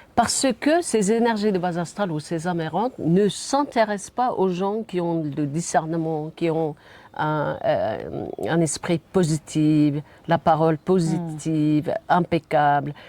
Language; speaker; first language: French; non-native, fluent; Mongolian